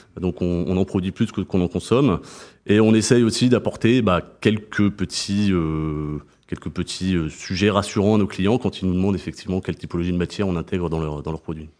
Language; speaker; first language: French; native; French